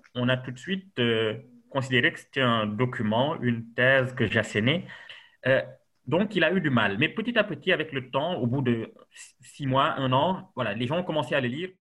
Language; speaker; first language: French; non-native, local second language; Serer